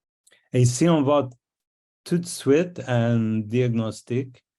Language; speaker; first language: French; non-native, local second language; English